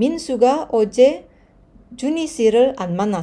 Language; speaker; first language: Korean; non-native, fluent; Indonesian